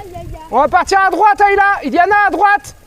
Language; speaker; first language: French; native; French